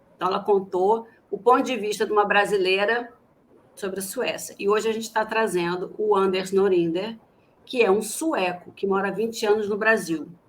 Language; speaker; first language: Portuguese; native; Portuguese